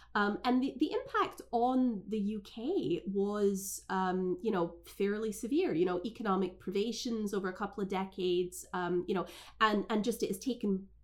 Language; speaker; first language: English; native; English